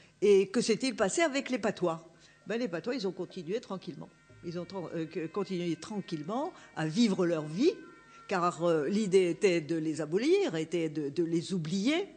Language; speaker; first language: French; native; French